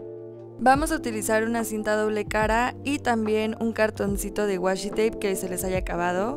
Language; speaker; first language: Spanish; native; Spanish